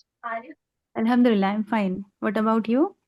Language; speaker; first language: English; non-native, learner; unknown